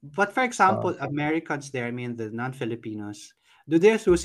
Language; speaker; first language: English; non-native, local second language; Filipino